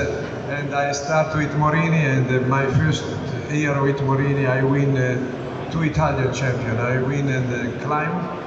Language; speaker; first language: English; non-native, learner; Italian